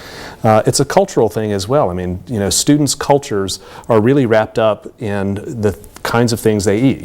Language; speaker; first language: English; native; English